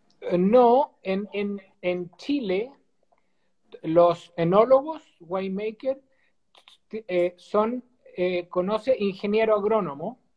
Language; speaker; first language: Portuguese; non-native, learner; Spanish